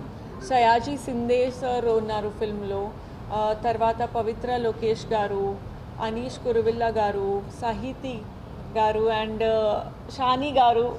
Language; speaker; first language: Telugu; non-native, fluent; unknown